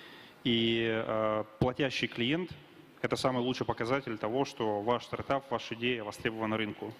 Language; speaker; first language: Russian; native; Russian